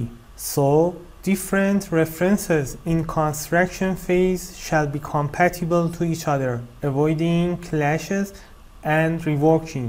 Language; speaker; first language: English; non-native, fluent; Persian